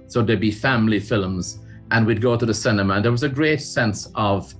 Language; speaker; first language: English; native; English